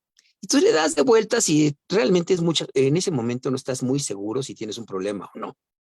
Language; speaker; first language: Spanish; native; Spanish